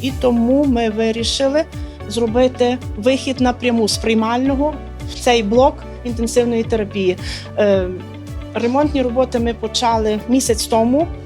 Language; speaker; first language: Ukrainian; native; Ukrainian